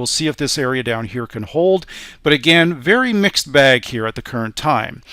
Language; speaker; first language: English; native; English